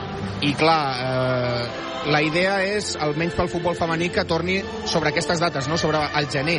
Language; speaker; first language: Catalan; native; Catalan